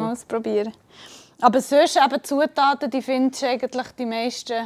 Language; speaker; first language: German; native; German